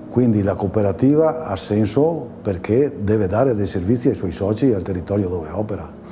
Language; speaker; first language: Italian; native; Italian